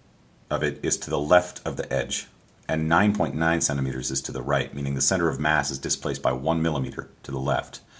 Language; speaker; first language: English; native; English